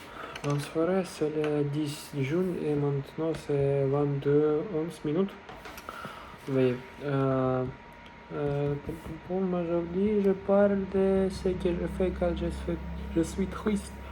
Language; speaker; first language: French; non-native, learner; Russian